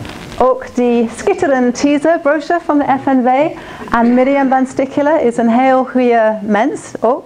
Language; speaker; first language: Dutch; non-native, learner; English